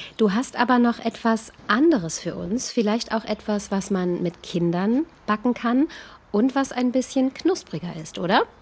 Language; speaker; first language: German; native; German